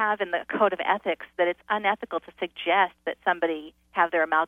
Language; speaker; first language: English; native; English